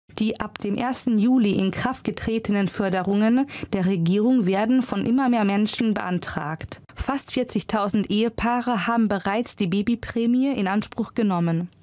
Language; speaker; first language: German; non-native, fluent; Hungarian